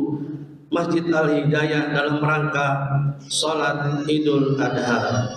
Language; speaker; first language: Indonesian; native; Indonesian